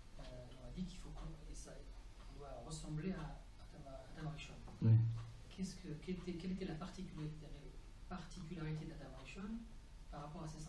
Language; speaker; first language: French; native; French